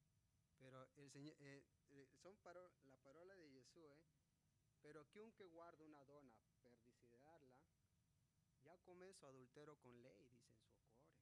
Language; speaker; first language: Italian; non-native, fluent; Spanish